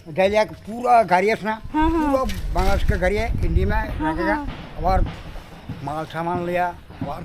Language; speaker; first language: Hindi; non-native, local second language; Bangla